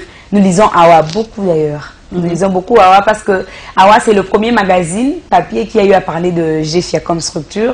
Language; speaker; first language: French; non-native, local second language; Lingala